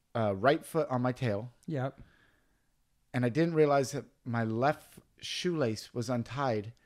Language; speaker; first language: English; native; English